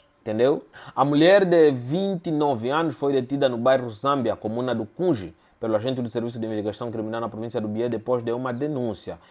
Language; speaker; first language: Portuguese; native; Portuguese